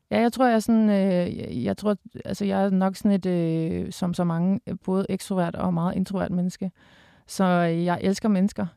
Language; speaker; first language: Danish; native; Danish